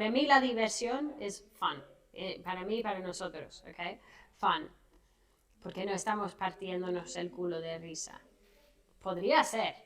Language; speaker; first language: Spanish; non-native, fluent; English